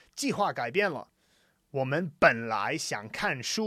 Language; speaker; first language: Chinese; non-native, fluent; English